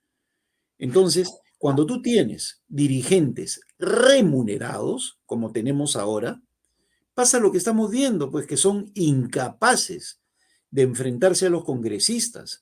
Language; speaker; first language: Spanish; native; Spanish